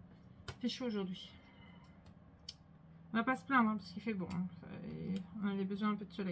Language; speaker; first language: French; native; French